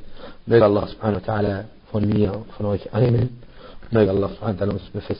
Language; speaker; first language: German; non-native, fluent; Arabic